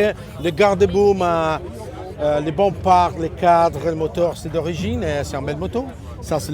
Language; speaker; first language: French; non-native, learner; Italian